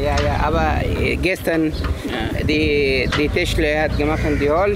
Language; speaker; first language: German; non-native, learner; Arabic